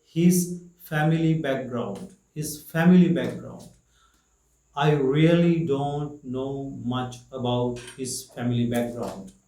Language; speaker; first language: English; non-native, local second language; Sinhala